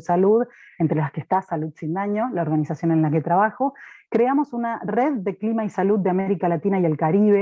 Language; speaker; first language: Spanish; native; Spanish